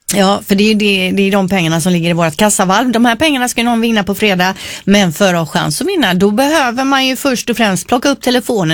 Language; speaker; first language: Swedish; native; Swedish